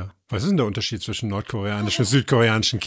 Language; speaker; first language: German; native; German